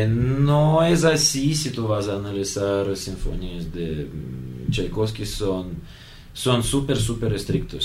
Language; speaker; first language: Spanish; non-native, learner; Russian